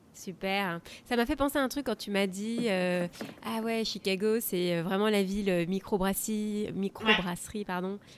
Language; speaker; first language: French; native; French